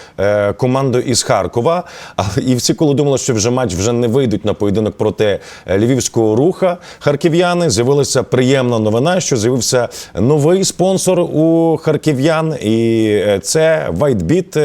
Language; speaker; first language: Ukrainian; native; Ukrainian